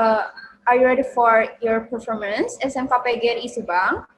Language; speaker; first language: English; non-native, learner; Indonesian